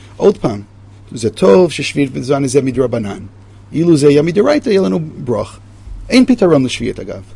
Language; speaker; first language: Hebrew; non-native, fluent; English